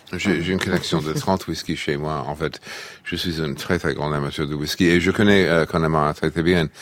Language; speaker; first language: French; non-native, fluent; English